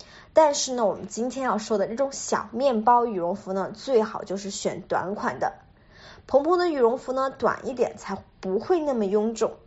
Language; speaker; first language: Chinese; native; Chinese